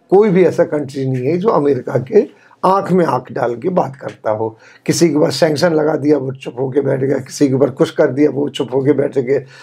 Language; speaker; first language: Urdu; native; Urdu